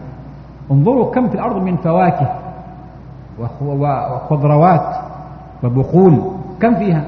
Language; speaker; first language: Arabic; native; Arabic